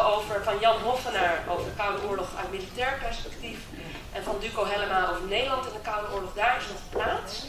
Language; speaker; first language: Dutch; native; Dutch